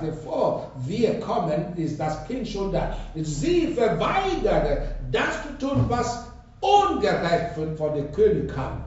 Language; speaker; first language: German; non-native, fluent; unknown